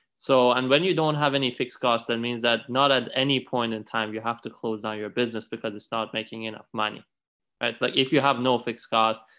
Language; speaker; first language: English; non-native, fluent; Persian